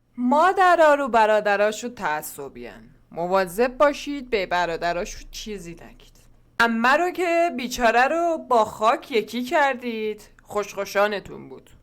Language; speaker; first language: Persian; non-native, local second language; Azerbaijani